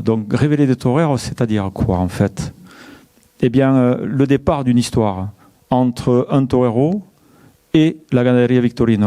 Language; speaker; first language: French; native; French